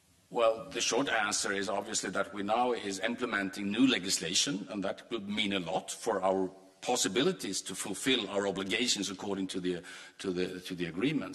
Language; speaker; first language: English; non-native, fluent; Swedish